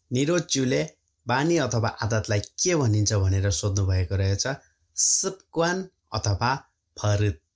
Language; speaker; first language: Nepali; native; Nepali